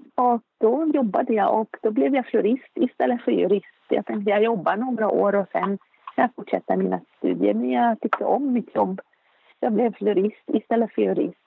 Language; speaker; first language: Swedish; non-native, fluent; Arabic